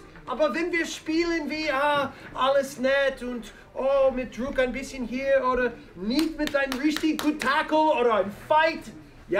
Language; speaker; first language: German; non-native, learner; English